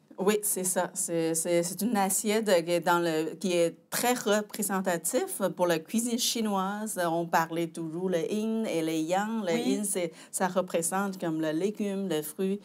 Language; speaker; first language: French; non-native, fluent; Chinese